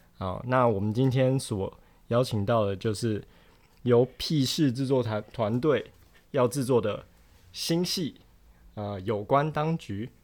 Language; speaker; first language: Chinese; native; Chinese